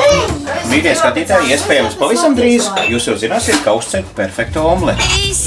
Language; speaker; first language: Latvian; native; Latvian